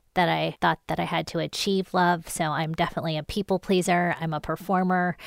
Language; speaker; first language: English; native; English